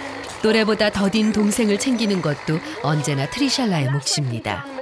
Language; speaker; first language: Korean; native; Korean